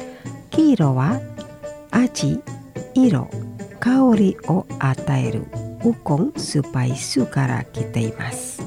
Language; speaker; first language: Japanese; non-native, fluent; Indonesian